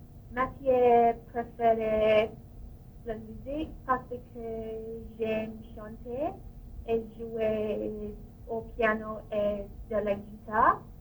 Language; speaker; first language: French; non-native, learner; English